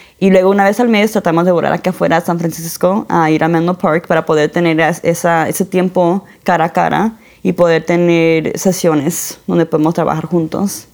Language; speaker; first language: Spanish; early bilingual, heritage; Spanish